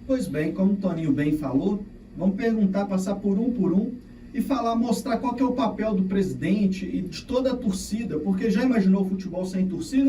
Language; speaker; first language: Portuguese; native; Portuguese